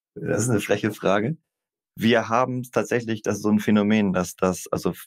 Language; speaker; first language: German; native; German